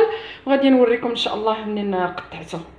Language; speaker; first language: Arabic; native; Arabic